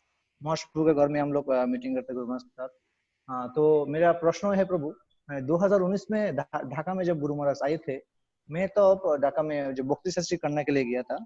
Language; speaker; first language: Hindi; non-native, learner; Bangla